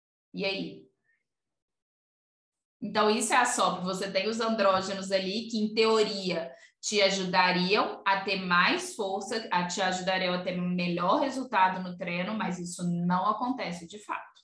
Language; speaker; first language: Portuguese; native; Portuguese